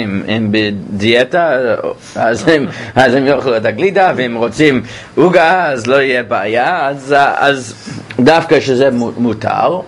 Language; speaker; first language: Hebrew; non-native, fluent; English